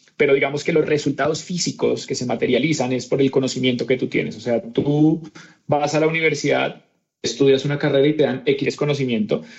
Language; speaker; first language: Spanish; native; Spanish